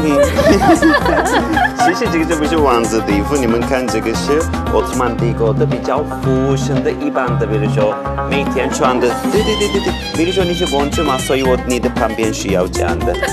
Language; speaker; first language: Chinese; non-native, fluent; Turkish